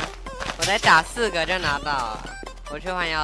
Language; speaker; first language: Chinese; native; Chinese